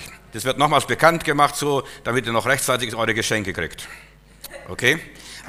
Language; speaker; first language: German; native; German